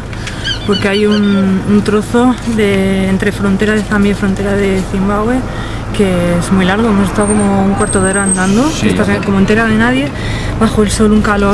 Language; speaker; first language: Spanish; native; Spanish